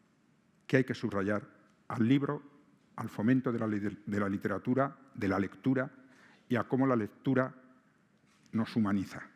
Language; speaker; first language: Spanish; native; Spanish